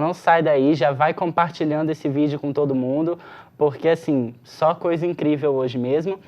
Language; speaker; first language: Portuguese; native; Portuguese